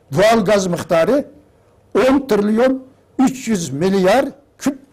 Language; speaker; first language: Turkish; non-native, fluent; Uyghur